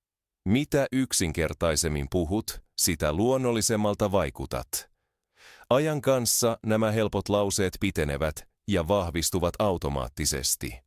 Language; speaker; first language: Finnish; non-native, fluent; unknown